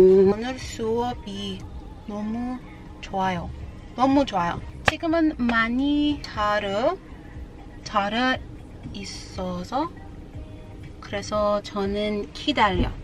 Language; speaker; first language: Korean; non-native, learner; English